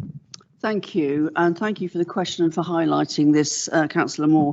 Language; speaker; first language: English; native; English